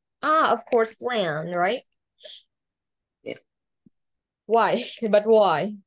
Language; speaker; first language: English; non-native, learner; Vietnamese